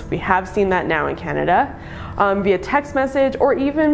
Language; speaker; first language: English; native; English